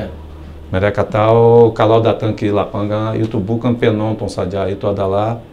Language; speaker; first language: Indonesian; non-native, fluent; Portuguese